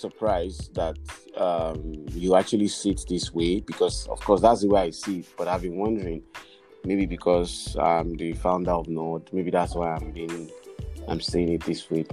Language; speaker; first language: English; non-native, local second language; Yoruba